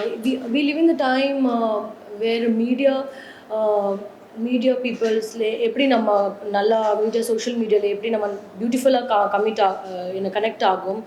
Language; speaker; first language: Tamil; non-native, learner; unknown